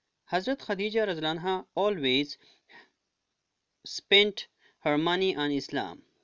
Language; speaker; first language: English; non-native, local second language; Urdu